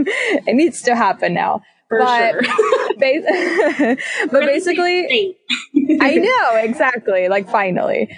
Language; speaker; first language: English; early bilingual, other home language; Spanish